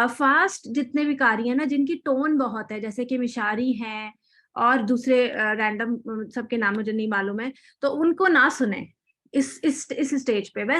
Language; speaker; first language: Urdu; native; Urdu